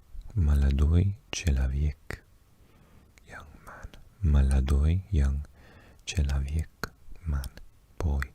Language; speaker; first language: Russian; non-native, learner; English